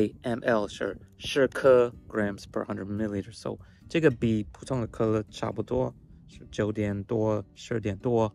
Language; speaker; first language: Chinese; non-native, fluent; English